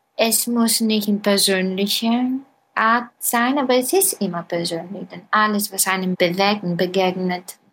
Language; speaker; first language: German; non-native, fluent; Bulgarian